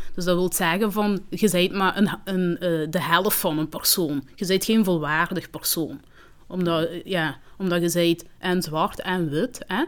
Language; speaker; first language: Dutch; early bilingual, other home language; Kinyarwanda